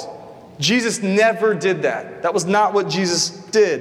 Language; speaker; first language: English; native; English